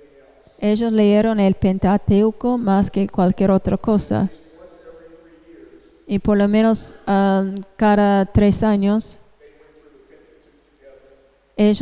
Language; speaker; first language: Spanish; non-native, fluent; English